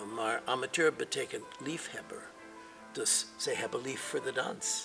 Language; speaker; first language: Dutch; non-native, fluent; English